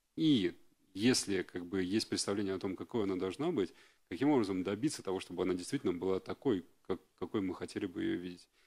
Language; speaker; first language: Russian; native; Russian